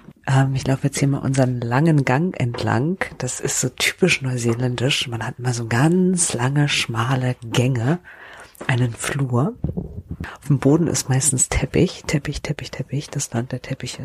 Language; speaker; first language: German; native; German